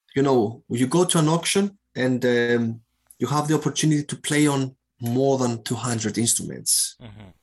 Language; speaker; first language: English; non-native, fluent; Greek